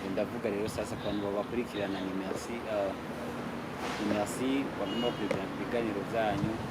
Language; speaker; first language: Rundi; early bilingual, heritage; Rundi